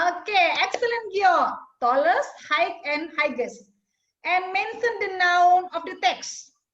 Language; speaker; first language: English; non-native, fluent; Indonesian